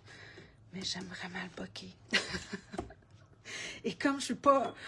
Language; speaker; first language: French; native; French